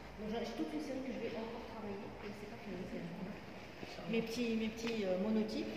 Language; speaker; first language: French; non-native, local second language; Arabic